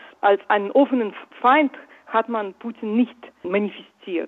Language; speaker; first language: German; non-native, fluent; Russian